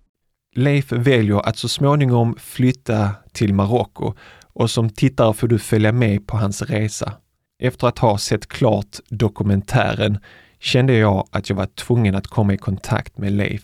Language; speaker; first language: Swedish; native; Swedish